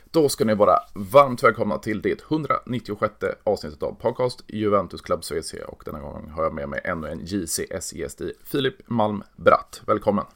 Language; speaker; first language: Swedish; native; Swedish